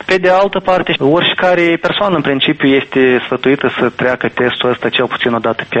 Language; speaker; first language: Romanian; native; Romanian